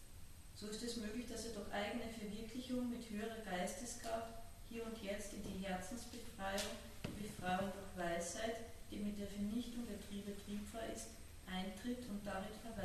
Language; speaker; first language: German; native; German